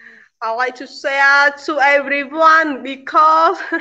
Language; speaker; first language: English; non-native, learner; Khmer